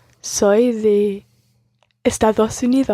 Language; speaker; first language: Spanish; non-native, learner; English